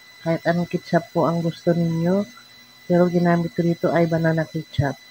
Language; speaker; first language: Filipino; non-native, local second language; Cebuano